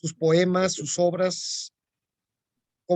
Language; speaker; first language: Spanish; native; Spanish